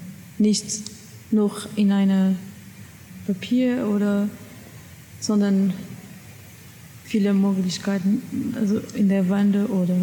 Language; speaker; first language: German; non-native, learner; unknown